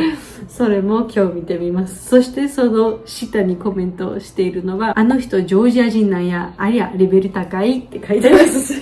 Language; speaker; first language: Japanese; non-native, fluent; Georgian